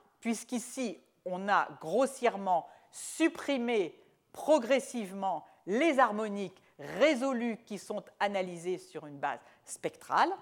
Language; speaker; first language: French; native; French